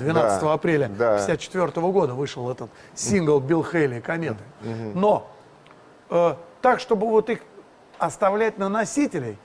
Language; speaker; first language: Russian; native; Russian